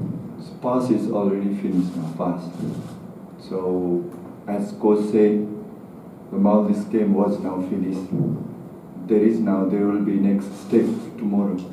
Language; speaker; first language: English; non-native, learner; Nepali